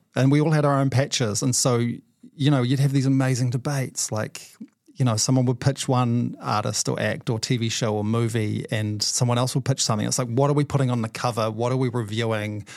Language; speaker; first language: English; native; English